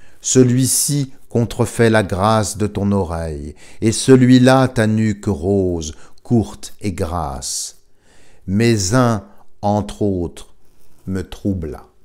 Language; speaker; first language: French; native; French